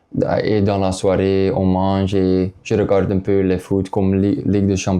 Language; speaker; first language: French; non-native, local second language; Dutch